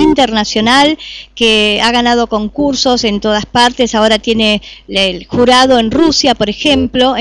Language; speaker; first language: Spanish; native; Spanish